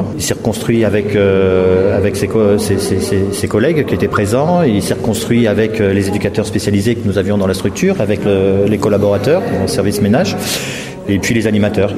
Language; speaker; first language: French; native; French